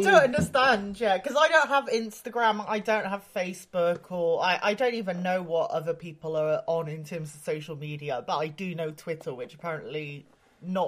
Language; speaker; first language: English; native; English